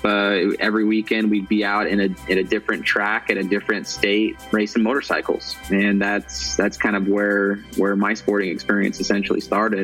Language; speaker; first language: English; native; English